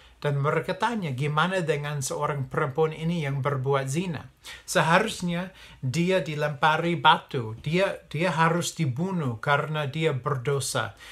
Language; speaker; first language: Indonesian; non-native, fluent; English